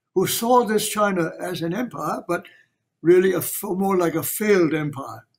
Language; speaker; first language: English; non-native, local second language; Chinese